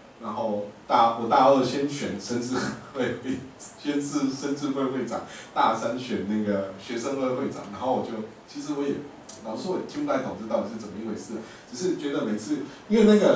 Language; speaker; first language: Chinese; native; Chinese